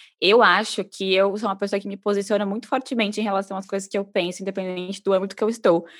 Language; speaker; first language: Portuguese; native; Portuguese